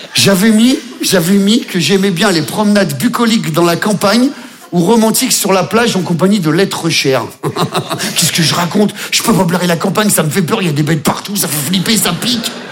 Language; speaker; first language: French; native; French